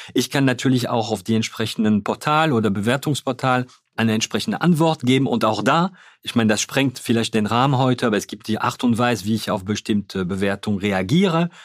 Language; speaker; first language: German; non-native, fluent; French